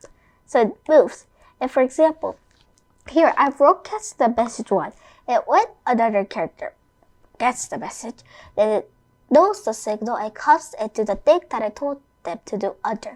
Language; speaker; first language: English; non-native, fluent; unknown